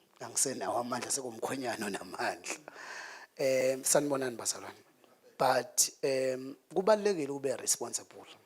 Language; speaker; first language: Zulu; native; Zulu